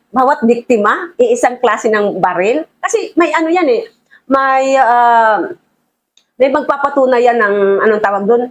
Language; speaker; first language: Filipino; native; Filipino